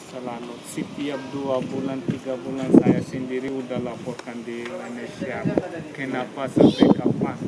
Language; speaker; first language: Indonesian; non-native, learner; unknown